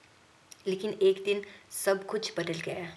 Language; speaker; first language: Hindi; non-native, learner; English